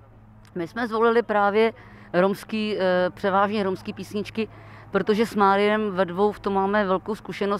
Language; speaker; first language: Czech; native; Czech